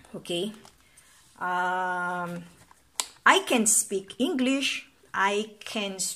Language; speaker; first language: English; non-native, local second language; Filipino